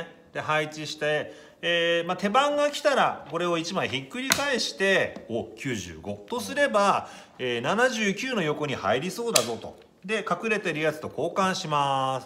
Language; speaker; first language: Japanese; native; Japanese